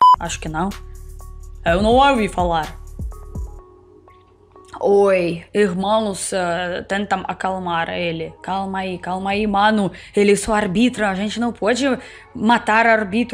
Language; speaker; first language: Portuguese; non-native, learner; Russian